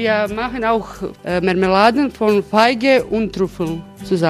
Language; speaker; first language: German; non-native, learner; Croatian